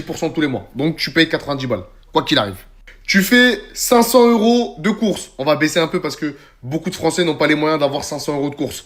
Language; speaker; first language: French; native; French